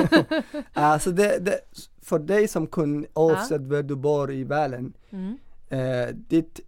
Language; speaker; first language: Swedish; non-native, fluent; Somali